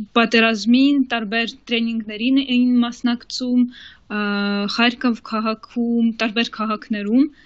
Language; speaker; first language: Armenian; early bilingual, heritage; Armenian